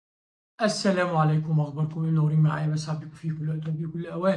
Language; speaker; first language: Arabic; native; Arabic